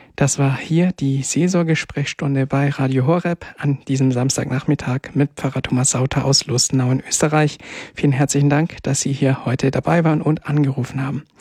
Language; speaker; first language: German; native; German